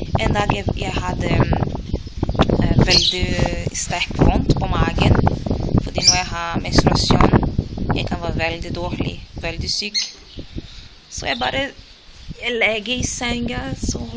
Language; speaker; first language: Norwegian; non-native, learner; Portuguese